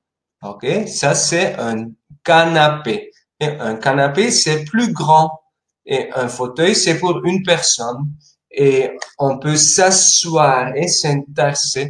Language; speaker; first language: French; non-native, fluent; Spanish